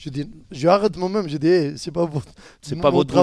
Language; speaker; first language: French; non-native, learner; Arabic